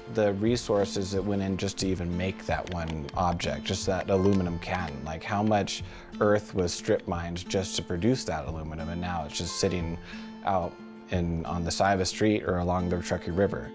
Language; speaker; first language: English; native; English